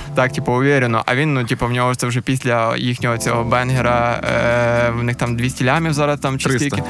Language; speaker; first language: Ukrainian; native; Ukrainian